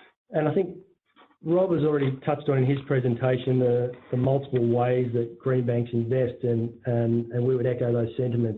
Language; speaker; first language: English; native; English